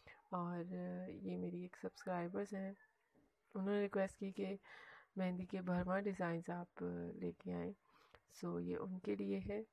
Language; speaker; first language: Hindi; native; Hindi